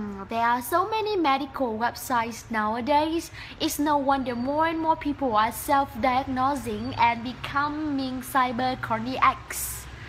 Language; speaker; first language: English; non-native, fluent; Vietnamese